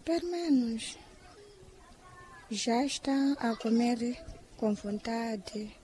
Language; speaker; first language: Portuguese; non-native, local second language; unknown